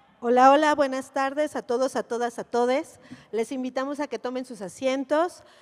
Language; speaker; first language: Spanish; native; Spanish